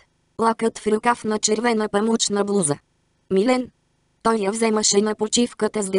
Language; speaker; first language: Bulgarian; native; Bulgarian